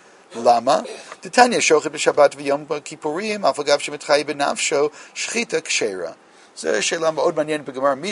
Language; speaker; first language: Hebrew; non-native, fluent; English